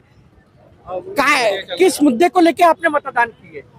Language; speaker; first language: Hindi; non-native, local second language; Marathi